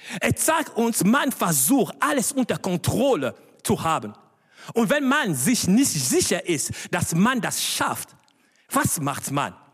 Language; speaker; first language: German; non-native, fluent; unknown